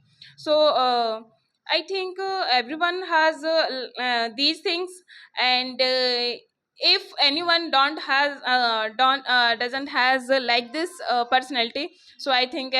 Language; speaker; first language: English; non-native, local second language; Hindi